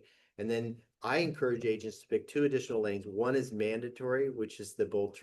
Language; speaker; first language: English; native; English